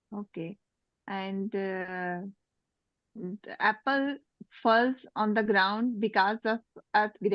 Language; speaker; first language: English; non-native, learner; Urdu